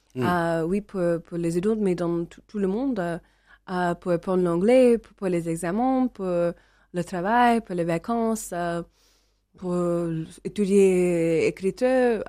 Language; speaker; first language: French; non-native, learner; English